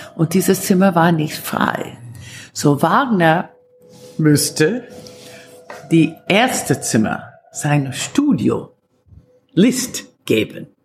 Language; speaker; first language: German; non-native, fluent; Italian